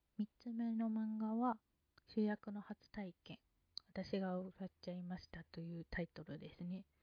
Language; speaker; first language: Japanese; non-native, fluent; Chinese